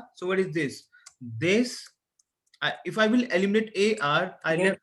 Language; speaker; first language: English; non-native, local second language; Hindi